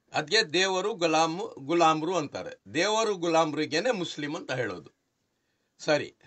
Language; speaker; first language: Kannada; non-native, local second language; Urdu